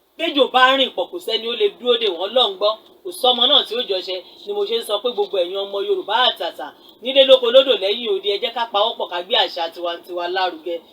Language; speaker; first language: Yoruba; native; Yoruba